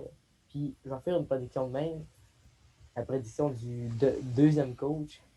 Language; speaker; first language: French; native; French